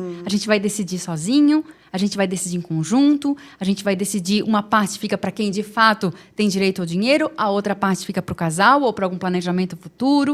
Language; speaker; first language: Portuguese; native; Portuguese